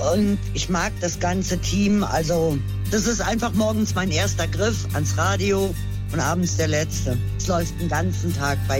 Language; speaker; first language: German; native; German